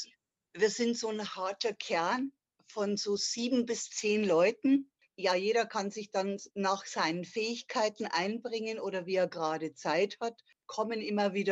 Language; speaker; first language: German; native; German